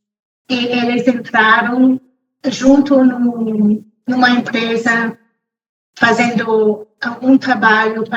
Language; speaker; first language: Portuguese; non-native, fluent; English